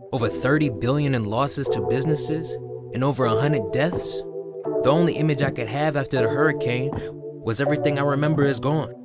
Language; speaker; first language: English; native; English